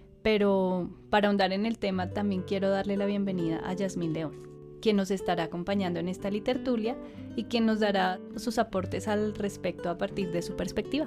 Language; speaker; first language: Spanish; native; Spanish